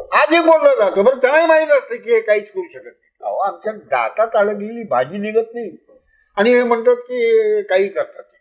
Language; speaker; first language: Marathi; non-native, local second language; Urdu